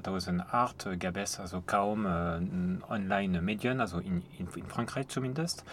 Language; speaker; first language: German; non-native, fluent; French